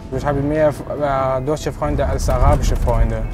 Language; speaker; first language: German; non-native, learner; Arabic